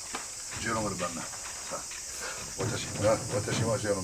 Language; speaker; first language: Japanese; non-native, learner; French